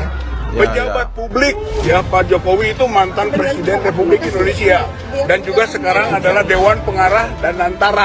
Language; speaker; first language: Indonesian; native; Indonesian